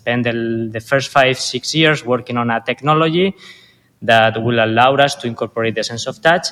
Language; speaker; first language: English; non-native, fluent; Spanish